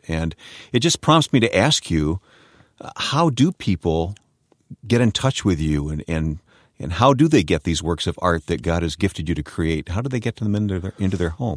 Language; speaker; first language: English; native; English